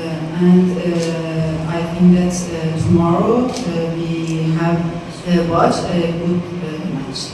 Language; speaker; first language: English; non-native, fluent; Persian